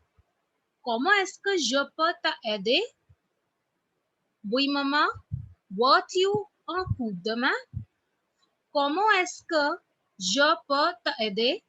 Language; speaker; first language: French; non-native, fluent; Hindi